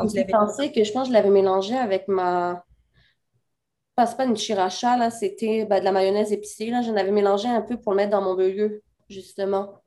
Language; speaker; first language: French; native; French